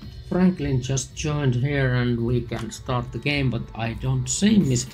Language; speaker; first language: English; non-native, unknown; Finnish